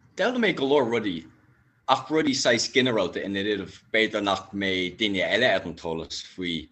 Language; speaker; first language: Irish; non-native, local second language; English